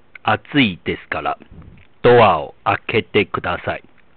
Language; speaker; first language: Japanese; non-native, fluent; Chinese